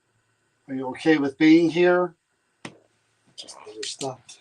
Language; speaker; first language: English; native; English